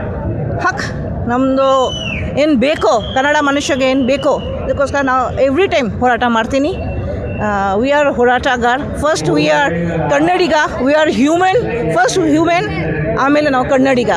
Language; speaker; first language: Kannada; non-native, local second language; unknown